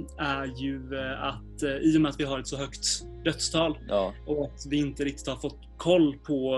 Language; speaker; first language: Swedish; native; Swedish